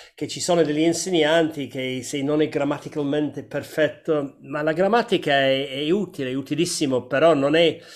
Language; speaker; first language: Italian; non-native, fluent; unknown